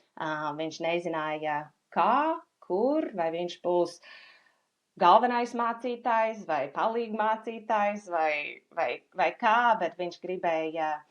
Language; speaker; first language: Latvian; non-native, fluent; English